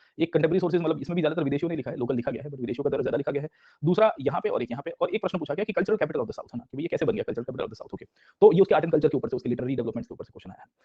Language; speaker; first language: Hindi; non-native, local second language; Gujarati